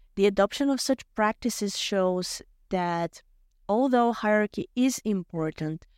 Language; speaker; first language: English; non-native, fluent; Bulgarian